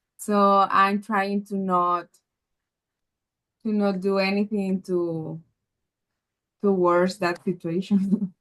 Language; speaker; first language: English; non-native, learner; Spanish